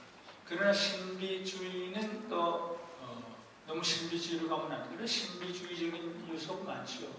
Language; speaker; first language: Korean; native; Korean